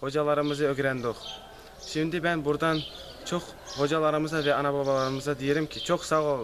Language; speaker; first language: Turkish; non-native, learner; Crimean Tatar